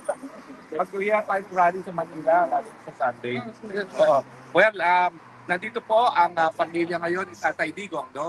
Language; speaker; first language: Filipino; native; Filipino